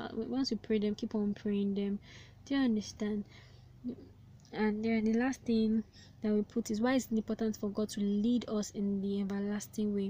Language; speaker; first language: English; non-native, local second language; Yoruba